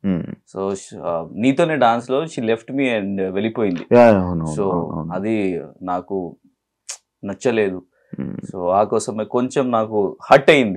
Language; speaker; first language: Telugu; non-native, learner; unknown